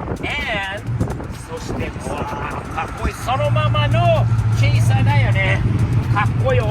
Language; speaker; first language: Japanese; non-native, fluent; English